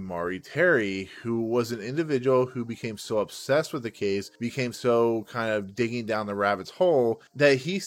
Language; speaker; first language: English; native; English